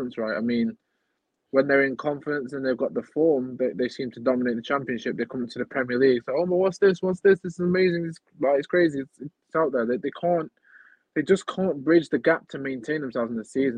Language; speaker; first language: English; native; English